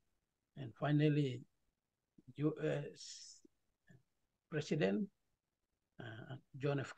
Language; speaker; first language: English; non-native, learner; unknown